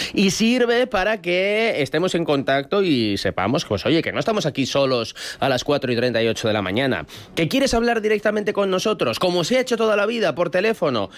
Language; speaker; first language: Spanish; native; Spanish